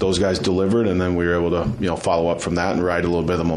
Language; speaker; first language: English; native; English